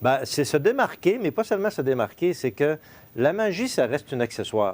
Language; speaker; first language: French; native; French